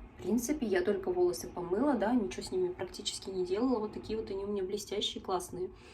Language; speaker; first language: Russian; native; Russian